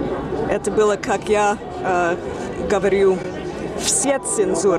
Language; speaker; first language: Russian; non-native, fluent; English